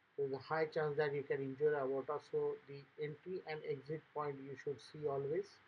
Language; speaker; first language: English; non-native, local second language; Marathi